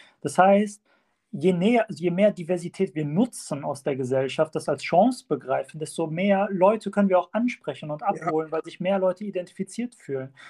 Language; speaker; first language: German; early bilingual, other home language; Turkish